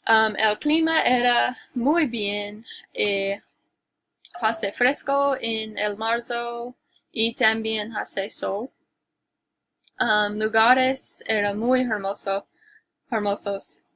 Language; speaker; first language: Spanish; non-native, learner; English